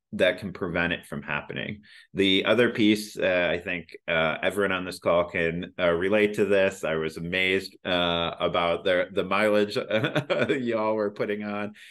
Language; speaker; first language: English; native; English